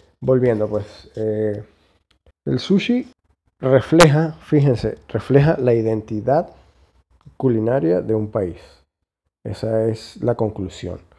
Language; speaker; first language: Spanish; native; Spanish